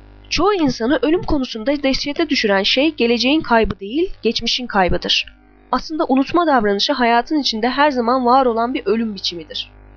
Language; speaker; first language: Turkish; native; Turkish